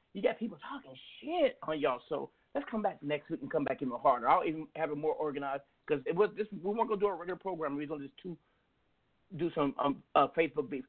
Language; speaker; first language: English; native; English